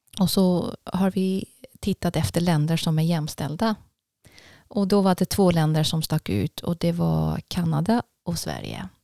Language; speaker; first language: Swedish; non-native, fluent; German